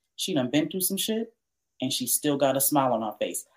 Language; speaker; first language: English; native; English